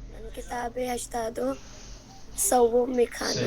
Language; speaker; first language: Persian; non-native, learner; Urdu